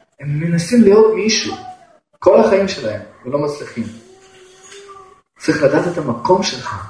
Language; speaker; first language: Hebrew; non-native, fluent; Russian